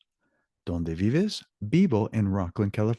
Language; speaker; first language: Spanish; non-native, fluent; English